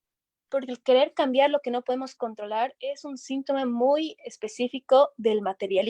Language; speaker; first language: Spanish; native; Spanish